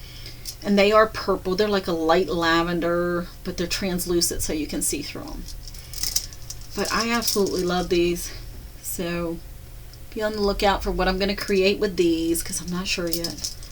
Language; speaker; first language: English; native; English